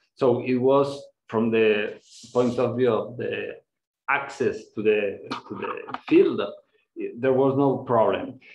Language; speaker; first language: English; non-native, fluent; Spanish